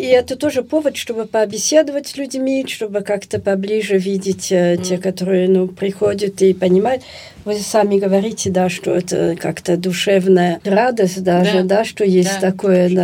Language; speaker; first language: Russian; early bilingual, heritage; Russian